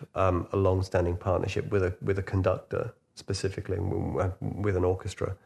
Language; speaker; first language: English; native; English